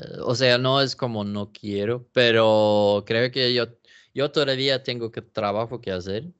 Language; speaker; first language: Spanish; non-native, learner; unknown